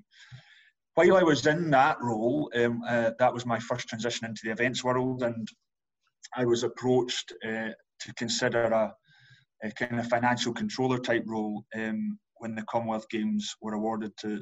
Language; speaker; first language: English; native; English